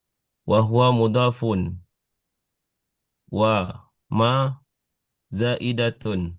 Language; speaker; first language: Arabic; non-native, learner; Indonesian